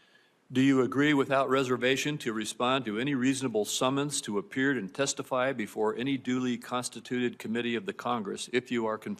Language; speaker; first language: English; native; English